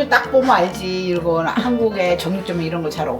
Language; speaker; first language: Korean; native; Korean